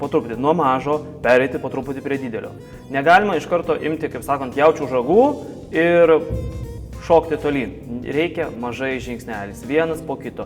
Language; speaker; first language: Lithuanian; native; Lithuanian